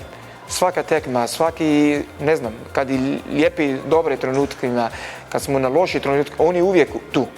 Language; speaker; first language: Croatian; non-native, learner; Arabic